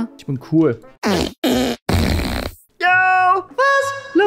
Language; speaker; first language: German; native; German